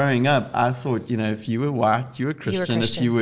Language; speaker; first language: English; native; English